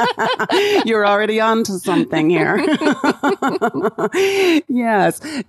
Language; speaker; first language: English; native; English